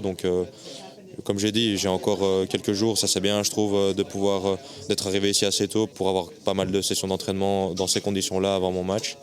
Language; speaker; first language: French; native; French